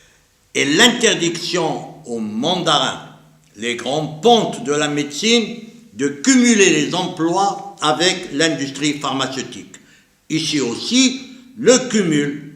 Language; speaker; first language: French; native; French